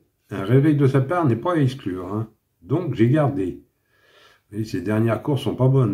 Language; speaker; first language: French; native; French